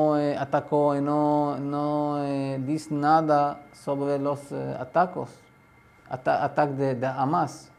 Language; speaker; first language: Spanish; non-native, learner; Arabic